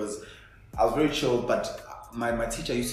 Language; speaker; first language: English; non-native, local second language; Zulu